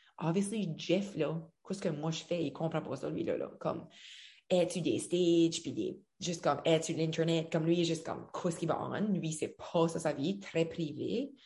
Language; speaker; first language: French; native; French